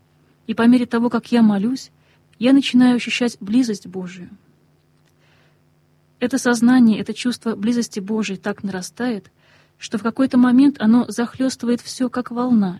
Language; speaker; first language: Russian; native; Russian